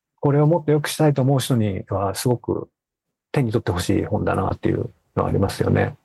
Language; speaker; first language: Japanese; native; Japanese